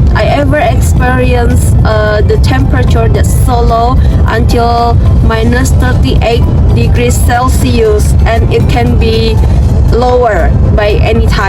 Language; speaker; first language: English; non-native, learner; Indonesian